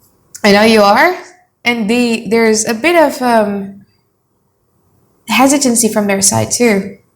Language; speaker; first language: English; non-native, fluent; Indonesian